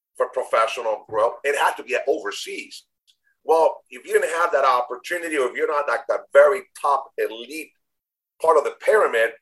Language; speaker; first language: English; non-native, fluent; Spanish